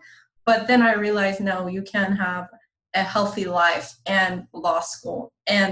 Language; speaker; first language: English; non-native, fluent; Persian